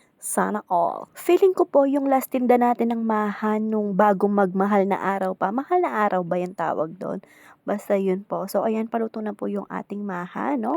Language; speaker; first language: Filipino; non-native, local second language; Pampanga